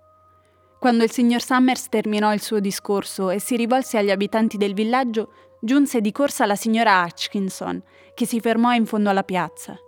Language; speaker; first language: Italian; native; Italian